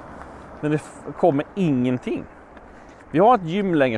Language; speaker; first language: Swedish; native; Swedish